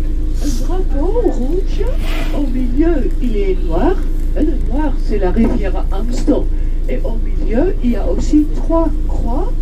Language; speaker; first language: French; non-native, fluent; Dutch